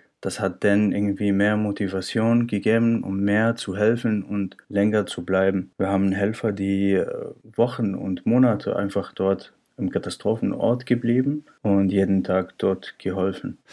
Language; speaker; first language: German; non-native, fluent; Arabic